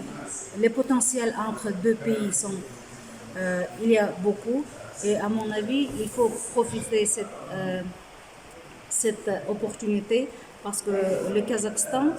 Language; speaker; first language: French; non-native, fluent; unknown